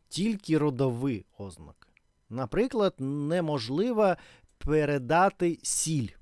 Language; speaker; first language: Ukrainian; non-native, learner; Russian